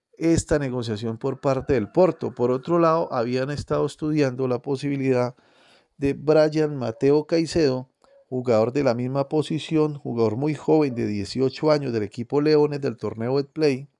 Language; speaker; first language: Spanish; native; Spanish